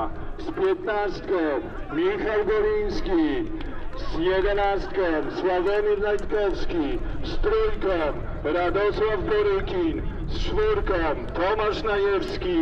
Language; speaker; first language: Polish; native; Polish